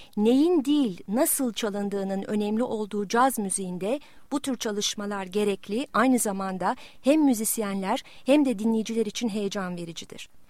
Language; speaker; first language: Turkish; native; Turkish